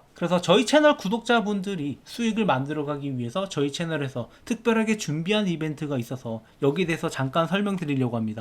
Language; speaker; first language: Korean; native; Korean